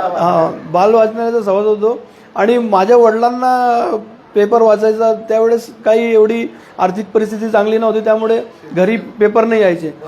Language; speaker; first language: Marathi; non-native, local second language; Urdu